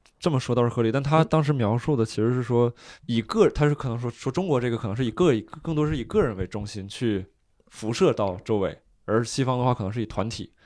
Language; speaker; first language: Chinese; native; Chinese